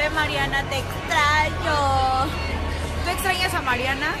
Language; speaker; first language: Spanish; native; Spanish